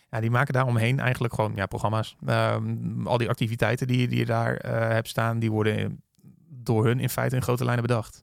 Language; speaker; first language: Dutch; native; Dutch